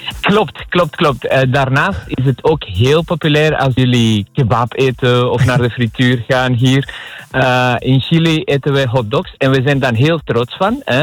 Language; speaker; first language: Dutch; early bilingual, other home language; Spanish